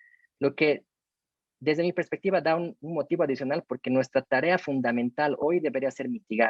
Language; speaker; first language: Spanish; native; Spanish